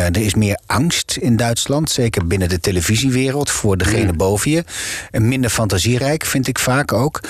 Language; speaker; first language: Dutch; non-native, local second language; Low German